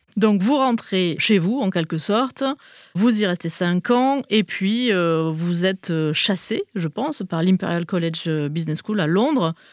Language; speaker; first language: French; native; French